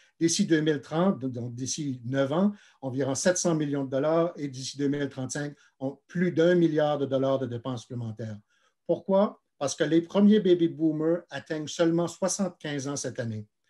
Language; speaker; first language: French; native; French